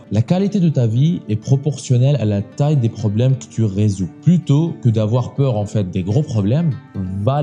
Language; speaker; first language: French; native; French